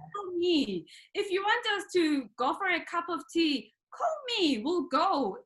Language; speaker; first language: English; non-native, local second language; North Ndebele